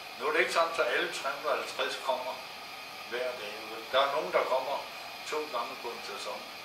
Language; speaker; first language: Danish; native; Danish